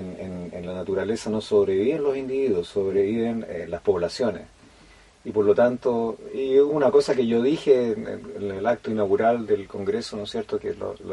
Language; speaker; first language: Spanish; native; Spanish